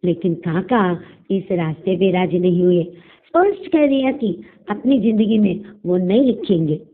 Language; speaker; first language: Hindi; non-native, local second language; Telugu